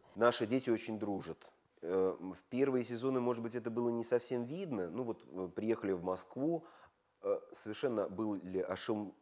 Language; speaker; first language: Russian; native; Russian